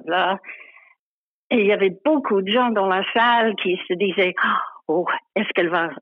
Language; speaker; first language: French; non-native, fluent; English